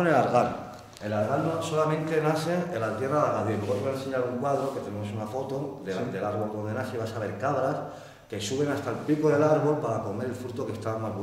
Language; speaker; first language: Spanish; non-native, fluent; Arabic